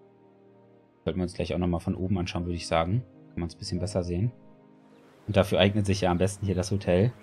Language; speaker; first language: German; native; German